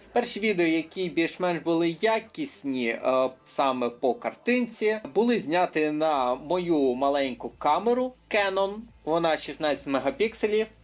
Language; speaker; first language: Ukrainian; native; Ukrainian